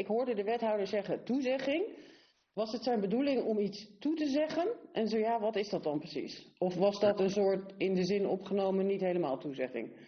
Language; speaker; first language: Dutch; native; Dutch